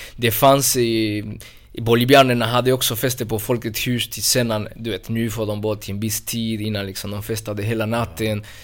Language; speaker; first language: Swedish; non-native, fluent; Spanish